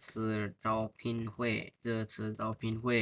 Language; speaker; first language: Chinese; non-native, fluent; Bangla